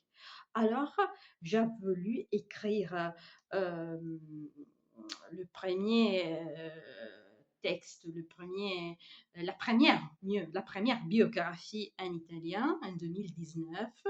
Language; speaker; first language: French; non-native, fluent; Italian